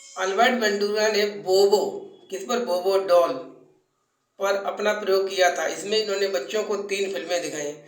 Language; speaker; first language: Hindi; native; Hindi